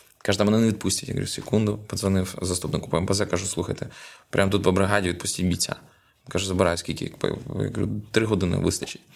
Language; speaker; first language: Ukrainian; non-native, local second language; Russian